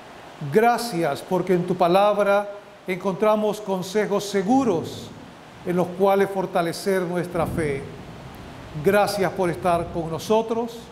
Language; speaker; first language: Spanish; native; Spanish